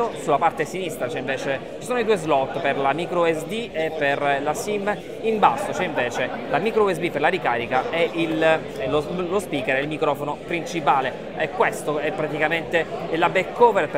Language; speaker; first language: Italian; native; Italian